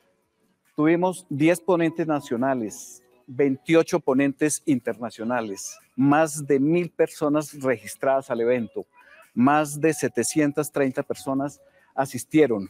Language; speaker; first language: Spanish; native; Spanish